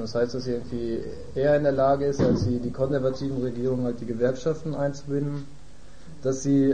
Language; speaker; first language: German; native; German